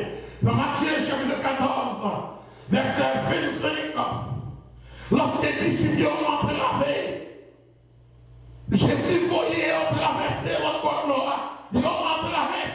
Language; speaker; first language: French; non-native, local second language; Haitian Creole